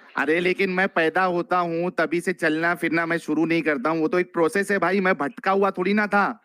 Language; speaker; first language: Hindi; native; Hindi